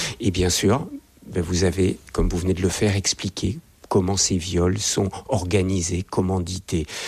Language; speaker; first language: French; native; French